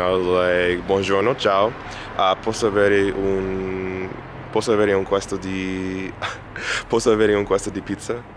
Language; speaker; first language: Italian; non-native, learner; English